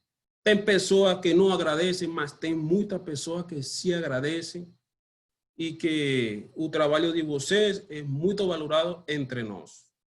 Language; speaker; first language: Portuguese; non-native, learner; Spanish